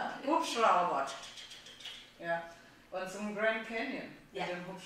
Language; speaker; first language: German; non-native, fluent; Italian